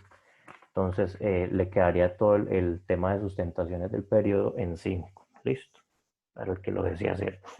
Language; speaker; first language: Spanish; native; Spanish